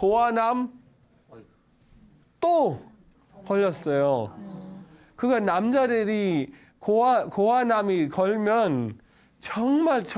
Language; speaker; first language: Korean; non-native, learner; Danish